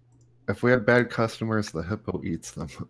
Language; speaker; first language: English; native; English